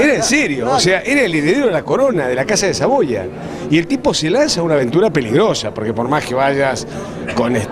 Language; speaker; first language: Spanish; native; Spanish